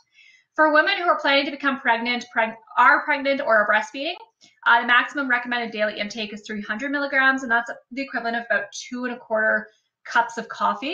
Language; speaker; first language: English; native; English